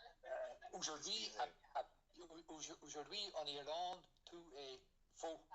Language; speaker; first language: French; non-native, learner; English